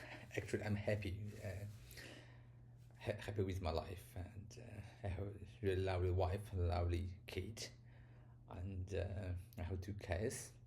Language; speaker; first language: English; non-native, learner; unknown